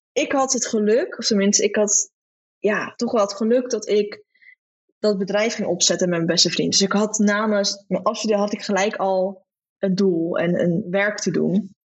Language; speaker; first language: Dutch; native; Dutch